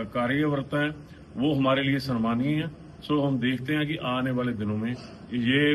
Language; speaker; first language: Hindi; non-native, local second language; Punjabi